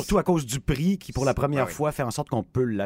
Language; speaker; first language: French; native; French